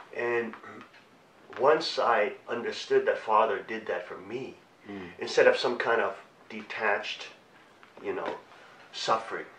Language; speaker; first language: English; native; English